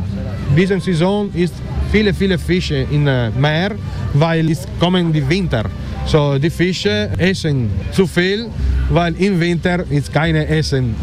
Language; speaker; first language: German; non-native, learner; Italian